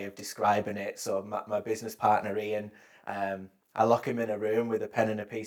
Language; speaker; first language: English; native; English